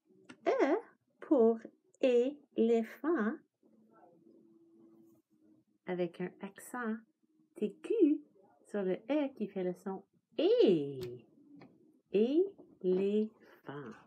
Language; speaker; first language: French; non-native, fluent; English